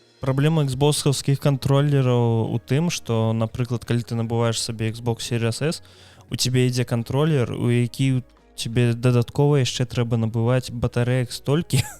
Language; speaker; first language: Belarusian; non-native, local second language; Russian